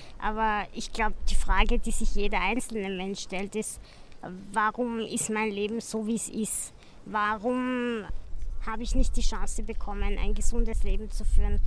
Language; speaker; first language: German; native; German